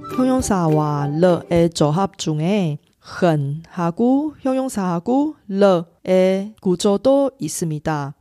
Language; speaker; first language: Korean; non-native, local second language; Chinese